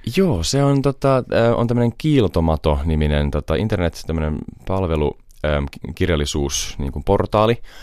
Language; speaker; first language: Finnish; early bilingual, heritage; Finnish